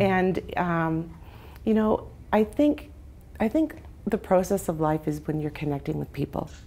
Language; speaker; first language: English; native; English